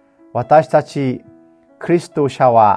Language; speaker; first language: Japanese; non-native, fluent; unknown